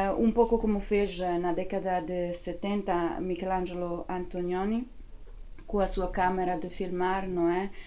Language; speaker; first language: Portuguese; non-native, fluent; Italian